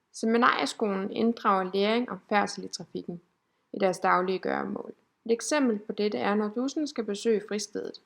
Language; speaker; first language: Danish; native; Danish